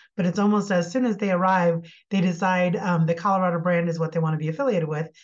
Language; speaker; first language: English; native; English